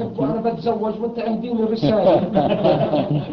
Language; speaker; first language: Arabic; native; Arabic